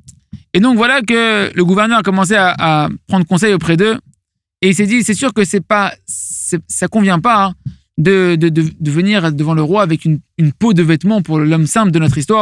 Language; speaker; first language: French; native; French